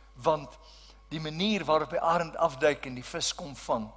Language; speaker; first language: Afrikaans; native; Afrikaans